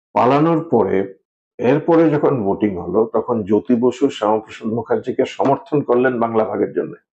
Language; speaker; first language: Bangla; non-native, local second language; Manipuri